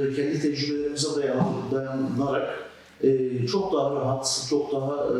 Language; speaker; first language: Turkish; native; Turkish